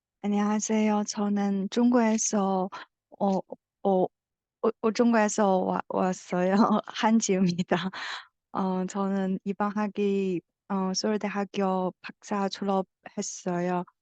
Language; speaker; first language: Korean; non-native, learner; Chinese